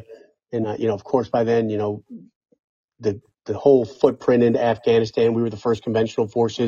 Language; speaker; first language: English; native; English